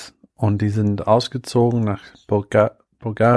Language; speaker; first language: German; non-native, fluent; English